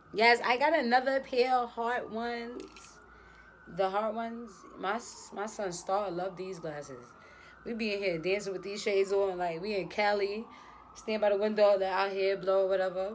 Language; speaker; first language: English; native; English